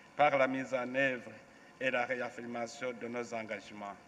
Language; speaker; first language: French; non-native, local second language; Rundi